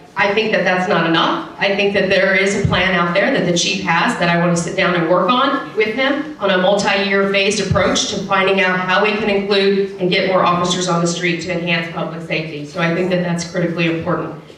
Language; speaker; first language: English; native; English